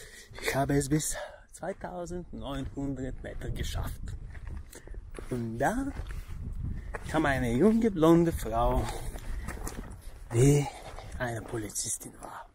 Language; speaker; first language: German; non-native, fluent; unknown